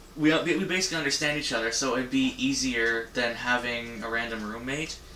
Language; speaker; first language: English; native; English